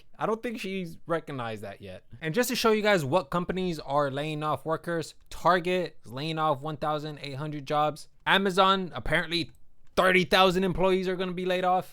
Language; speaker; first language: English; native; English